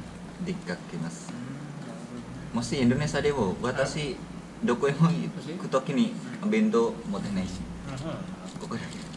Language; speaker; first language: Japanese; non-native, learner; Indonesian